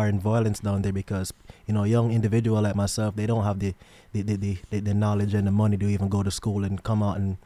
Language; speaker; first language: English; non-native, local second language; Jamaican Creole English